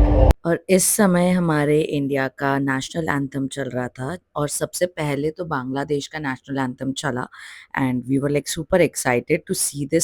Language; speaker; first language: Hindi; native; Hindi